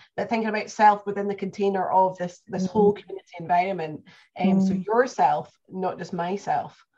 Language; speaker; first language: English; native; English